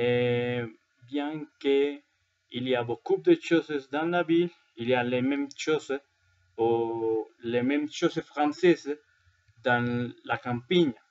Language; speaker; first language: French; non-native, learner; Spanish